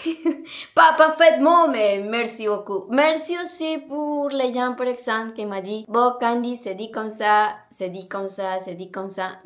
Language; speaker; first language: French; non-native, learner; Spanish